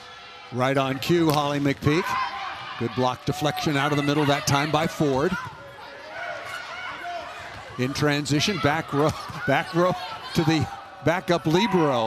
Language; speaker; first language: English; native; English